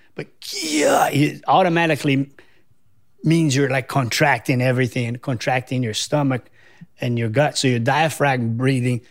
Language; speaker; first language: English; non-native, fluent; Portuguese